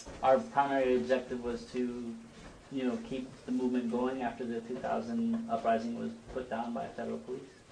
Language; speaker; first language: English; non-native, fluent; Spanish